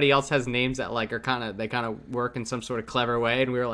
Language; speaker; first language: English; native; English